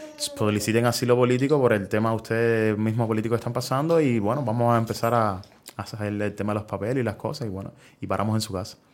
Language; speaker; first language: Spanish; native; Spanish